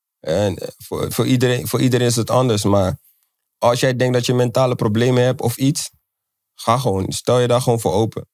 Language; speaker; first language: Dutch; native; Dutch